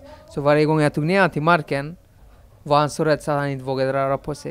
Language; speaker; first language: Swedish; early bilingual, other home language; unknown